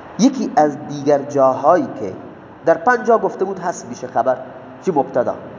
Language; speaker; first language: Persian; non-native, local second language; Baluchi